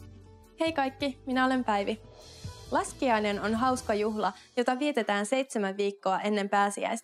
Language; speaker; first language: Finnish; native; Finnish